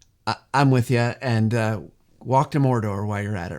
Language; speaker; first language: English; native; English